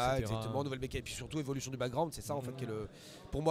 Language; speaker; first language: French; native; French